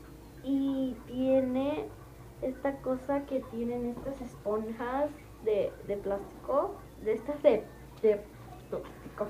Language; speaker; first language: Spanish; native; Spanish